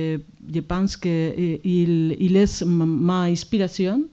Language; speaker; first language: French; non-native, learner; Spanish